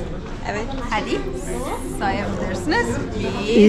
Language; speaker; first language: Turkish; non-native, learner; Arabic